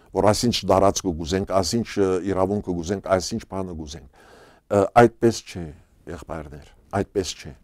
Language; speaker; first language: Armenian; native; Armenian